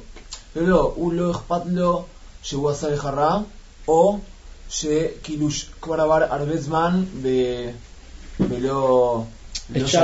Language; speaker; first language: Hebrew; non-native, learner; Spanish